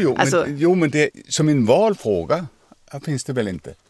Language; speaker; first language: Swedish; non-native, fluent; French